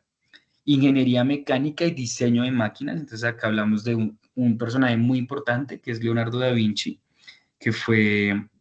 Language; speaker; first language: Spanish; native; Spanish